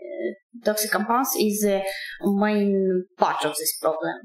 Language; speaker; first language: English; non-native, learner; Russian